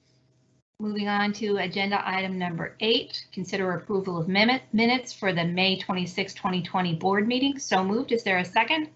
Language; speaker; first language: English; native; English